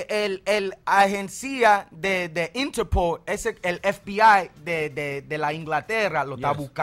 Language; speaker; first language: Spanish; early bilingual, heritage; Spanish